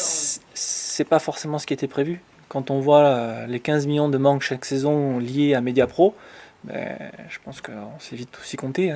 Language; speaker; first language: French; native; French